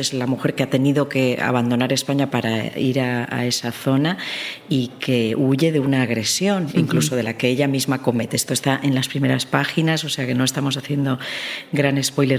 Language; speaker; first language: Spanish; native; Spanish